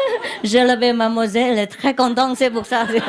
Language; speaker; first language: French; non-native, learner; Vietnamese